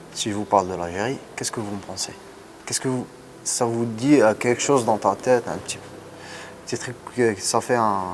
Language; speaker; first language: French; non-native, local second language; Arabic